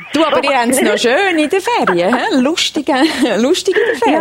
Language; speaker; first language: German; native; German